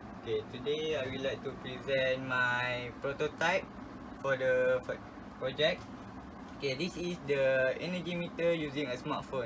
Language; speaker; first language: English; non-native, learner; Malay